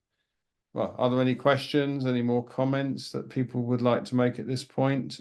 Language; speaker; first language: English; native; English